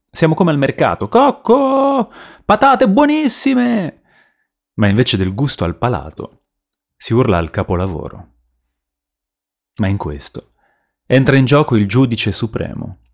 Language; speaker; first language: Italian; native; Italian